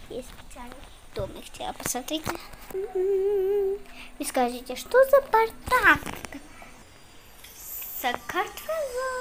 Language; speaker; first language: Russian; early bilingual, heritage; Russian